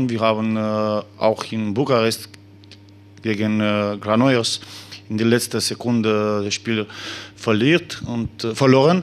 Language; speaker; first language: German; non-native, learner; Romanian